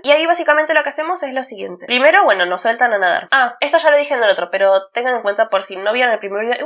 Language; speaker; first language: Spanish; native; Spanish